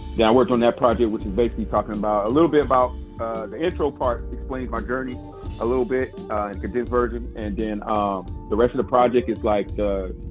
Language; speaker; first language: English; native; English